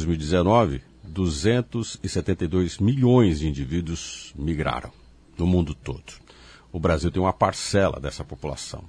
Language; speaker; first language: Portuguese; native; Portuguese